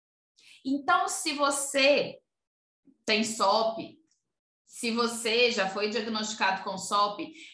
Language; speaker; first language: Portuguese; native; Portuguese